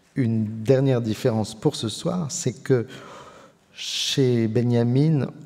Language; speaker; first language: French; native; French